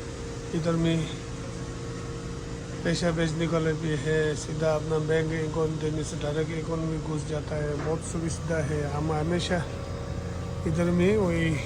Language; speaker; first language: Hindi; non-native, local second language; Tibetan